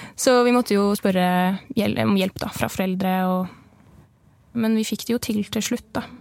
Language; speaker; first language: Norwegian; native; Norwegian